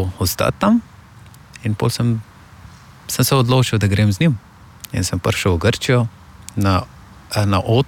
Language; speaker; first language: Slovenian; non-native, fluent; Persian